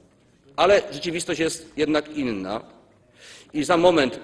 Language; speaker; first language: Polish; native; Polish